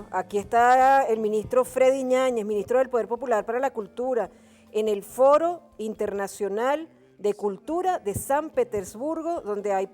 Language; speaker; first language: Spanish; native; Spanish